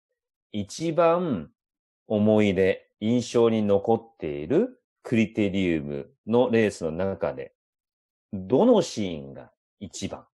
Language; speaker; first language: Japanese; native; Japanese